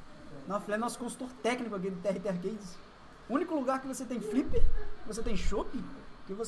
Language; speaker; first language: Portuguese; native; Portuguese